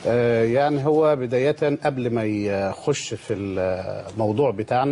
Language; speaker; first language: Arabic; native; Arabic